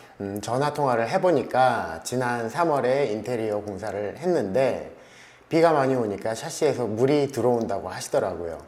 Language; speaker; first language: Korean; native; Korean